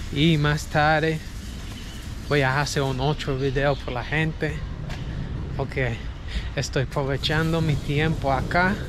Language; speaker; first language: Spanish; non-native, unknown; English